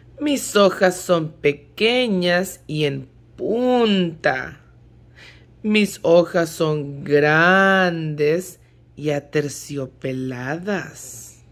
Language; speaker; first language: Spanish; early bilingual, heritage; Spanish